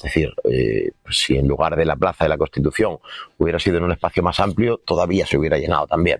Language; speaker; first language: Spanish; native; Spanish